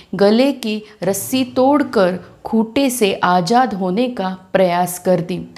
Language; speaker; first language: Hindi; non-native, local second language; Marathi